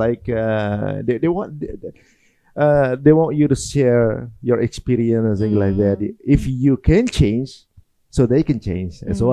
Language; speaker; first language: English; non-native, fluent; Indonesian